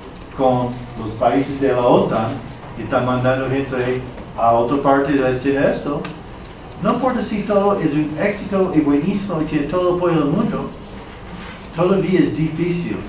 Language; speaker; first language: Spanish; non-native, fluent; English